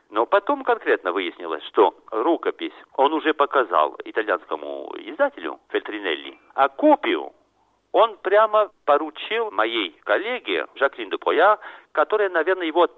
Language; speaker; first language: Russian; non-native, fluent; French